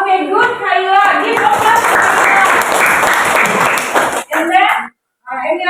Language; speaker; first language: English; non-native, learner; Indonesian